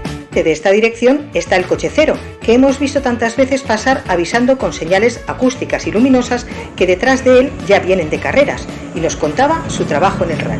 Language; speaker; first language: Spanish; native; Spanish